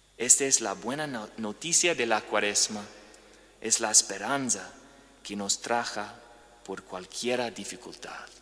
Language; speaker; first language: Spanish; non-native, fluent; English